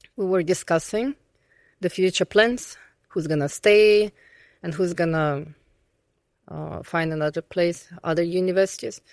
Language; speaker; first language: English; non-native, fluent; Russian